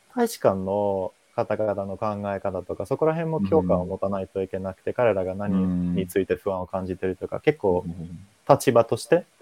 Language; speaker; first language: Japanese; non-native, fluent; Finnish